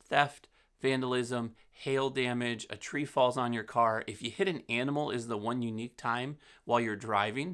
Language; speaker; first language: English; native; English